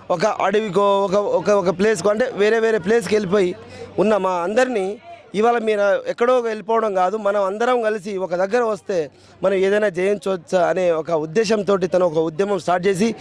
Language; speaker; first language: Telugu; non-native, local second language; Lambadi